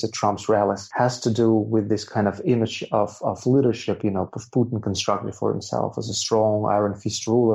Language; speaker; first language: English; non-native, fluent; Russian